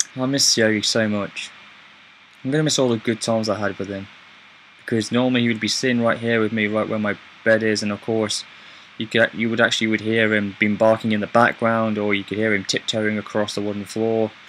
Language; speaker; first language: English; native; English